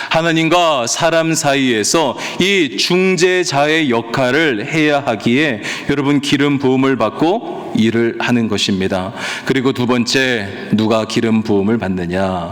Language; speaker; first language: Korean; native; Korean